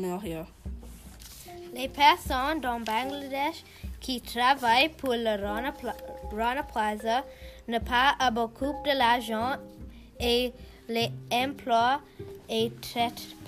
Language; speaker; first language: French; non-native, learner; English